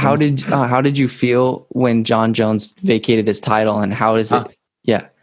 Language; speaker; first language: English; native; English